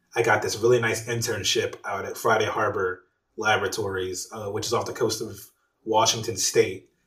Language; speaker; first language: English; native; English